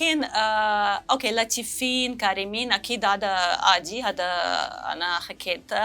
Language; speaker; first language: Arabic; non-native, learner; Russian